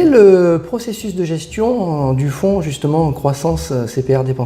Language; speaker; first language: French; native; French